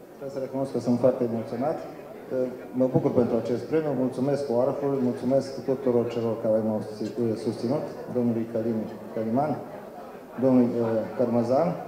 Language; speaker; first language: Romanian; native; Romanian